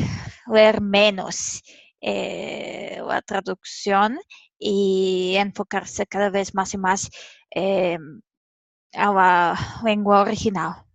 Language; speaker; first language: Spanish; non-native, fluent; Serbian